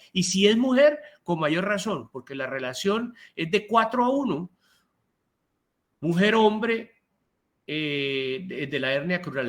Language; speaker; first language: Spanish; native; Spanish